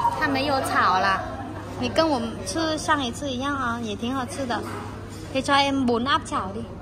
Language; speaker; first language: Chinese; non-native, fluent; Vietnamese